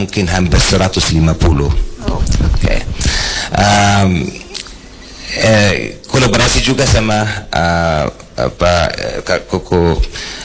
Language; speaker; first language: Indonesian; non-native, fluent; Arabic